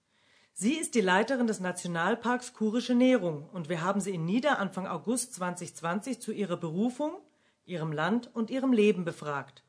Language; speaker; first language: German; native; German